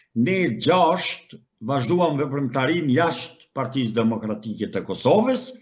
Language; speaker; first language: Albanian; native; Albanian